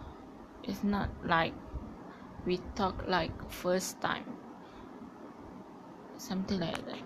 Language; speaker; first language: English; non-native, learner; Malay